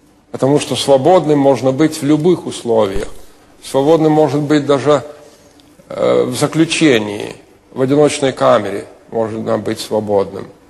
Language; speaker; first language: Russian; non-native, fluent; Lithuanian